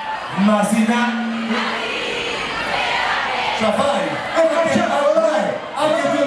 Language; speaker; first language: Italian; native; Italian